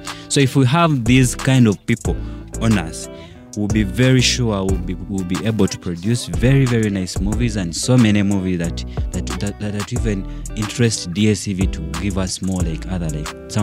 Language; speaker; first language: English; non-native, local second language; Ganda